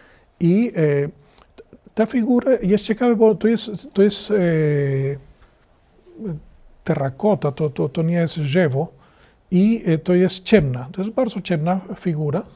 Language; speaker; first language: Polish; non-native, learner; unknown